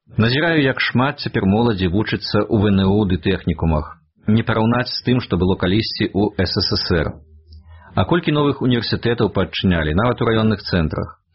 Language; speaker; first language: Belarusian; native; Belarusian